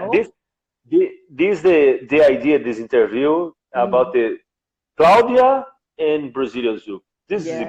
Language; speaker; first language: English; non-native, learner; Portuguese